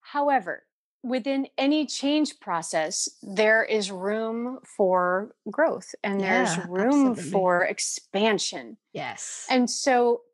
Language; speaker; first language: English; native; English